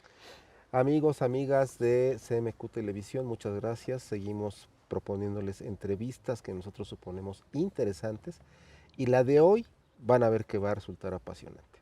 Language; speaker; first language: Spanish; native; Spanish